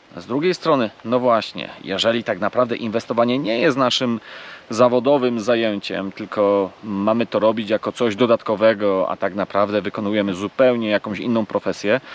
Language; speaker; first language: Polish; native; Polish